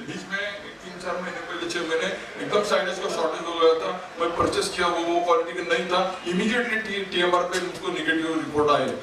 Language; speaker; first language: Hindi; non-native, local second language; Marathi